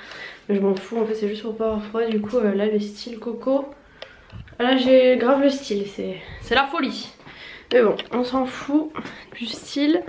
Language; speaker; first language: French; native; French